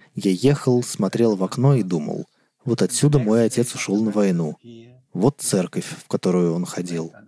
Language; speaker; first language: Russian; non-native, fluent; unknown